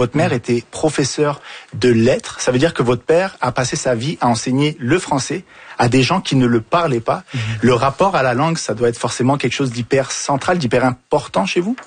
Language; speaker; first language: French; early bilingual, other home language; Arabic